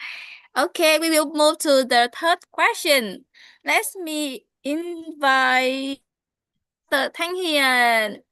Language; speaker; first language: English; non-native, learner; Vietnamese